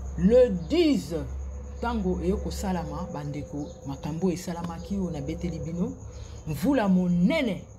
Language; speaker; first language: Lingala; non-native, local second language; Kongo